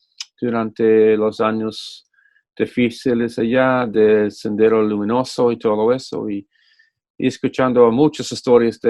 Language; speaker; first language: Spanish; non-native, fluent; English